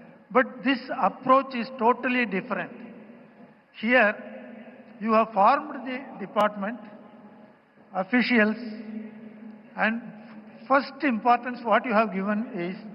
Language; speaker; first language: English; non-native, local second language; Tamil